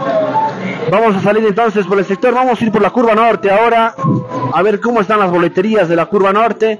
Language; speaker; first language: Spanish; native; Spanish